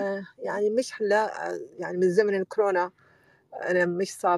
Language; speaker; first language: Arabic; non-native, learner; Persian